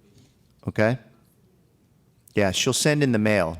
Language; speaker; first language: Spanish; non-native, learner; English